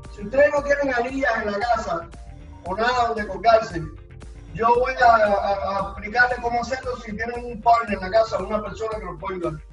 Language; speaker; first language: Spanish; native; Spanish